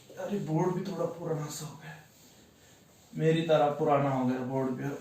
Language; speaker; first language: Hindi; non-native, local second language; Urdu